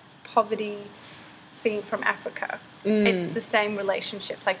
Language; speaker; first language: English; native; English